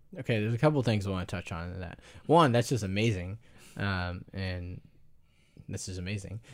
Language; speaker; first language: English; native; English